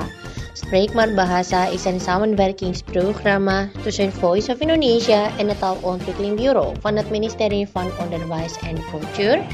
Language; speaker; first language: Dutch; non-native, fluent; Indonesian